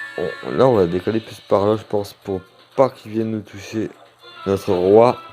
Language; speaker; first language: French; native; French